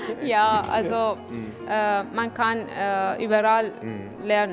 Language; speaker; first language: German; non-native, fluent; Persian